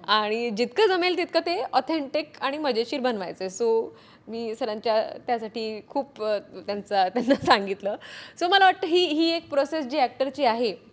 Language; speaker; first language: Marathi; native; Marathi